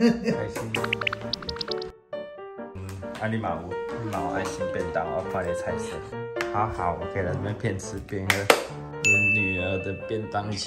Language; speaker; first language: Chinese; native; Chinese